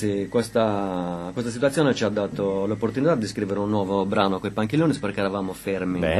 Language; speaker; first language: Italian; native; Italian